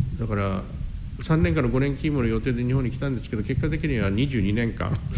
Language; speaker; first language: Japanese; non-native, fluent; English